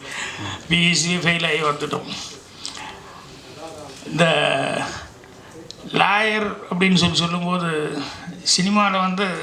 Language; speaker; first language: Tamil; native; Tamil